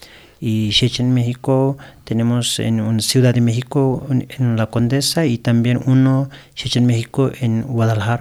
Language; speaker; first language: Spanish; non-native, learner; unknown